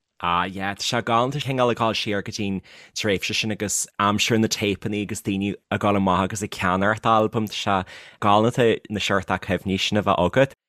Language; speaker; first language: Irish; native; Irish